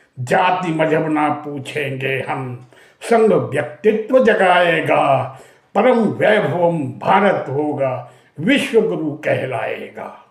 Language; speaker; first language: Hindi; native; Hindi